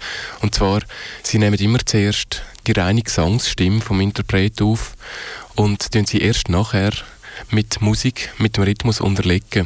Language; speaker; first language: German; native; German